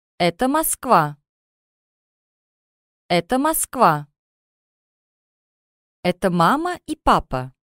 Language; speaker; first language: Russian; non-native, learner; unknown